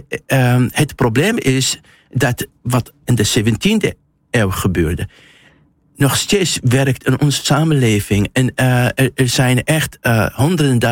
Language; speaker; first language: Dutch; non-native, fluent; Arabic